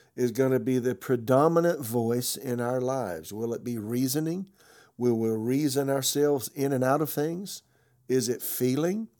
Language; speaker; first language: English; native; English